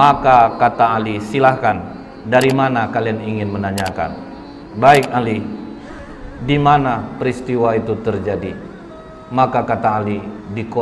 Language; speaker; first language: Indonesian; native; Indonesian